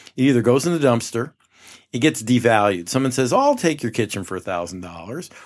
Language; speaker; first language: English; native; English